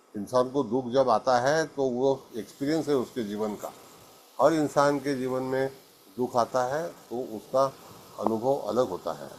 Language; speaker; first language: Hindi; non-native, local second language; Marathi